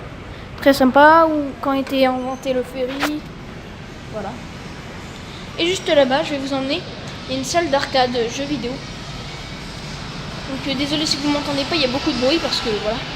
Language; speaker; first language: French; native; French